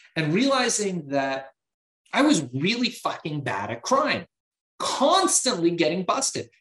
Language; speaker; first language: English; early bilingual, other home language; Persian